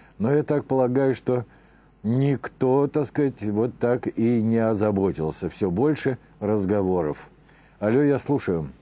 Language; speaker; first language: Russian; native; Russian